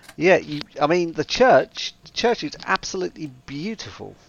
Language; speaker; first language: English; native; English